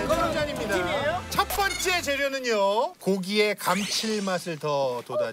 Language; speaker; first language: Korean; native; Korean